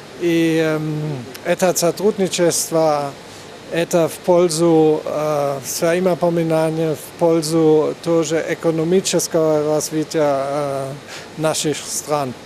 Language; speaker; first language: Russian; non-native, learner; German